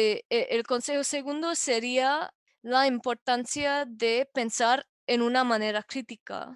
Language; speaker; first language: Spanish; non-native, fluent; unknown